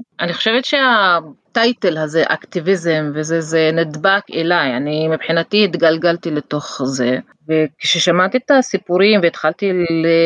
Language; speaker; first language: Hebrew; non-native, local second language; Arabic